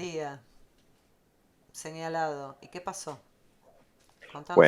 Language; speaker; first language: Spanish; native; Spanish